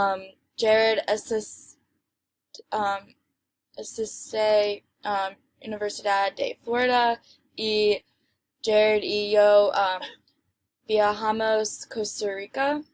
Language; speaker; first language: Spanish; non-native, learner; English